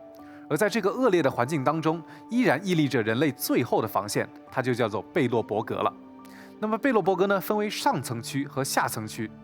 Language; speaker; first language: Chinese; native; Chinese